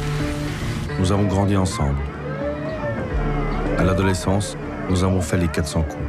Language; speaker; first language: French; early bilingual, other home language; Arabic